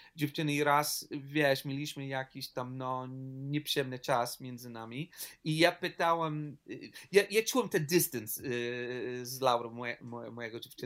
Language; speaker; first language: Polish; non-native, learner; English